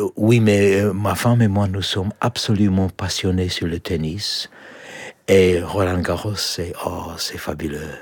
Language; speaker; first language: French; non-native, fluent; English